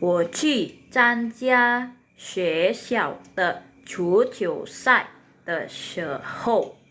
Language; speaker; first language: Chinese; non-native, fluent; Indonesian